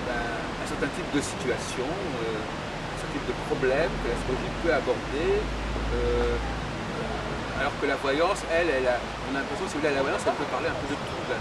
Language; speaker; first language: French; native; French